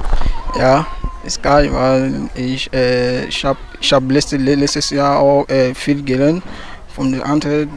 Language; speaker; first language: German; non-native, learner; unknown